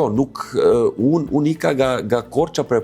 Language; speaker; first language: Albanian; non-native, learner; Serbian